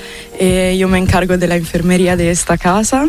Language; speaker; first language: Spanish; non-native, fluent; Italian